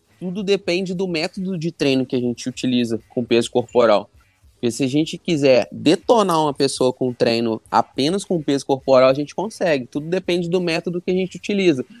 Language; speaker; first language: Portuguese; native; Portuguese